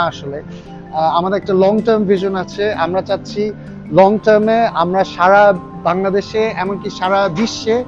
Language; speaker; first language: Bangla; early bilingual, other home language; English